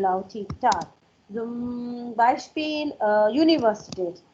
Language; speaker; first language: German; non-native, learner; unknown